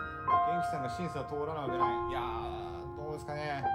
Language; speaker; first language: Japanese; native; Japanese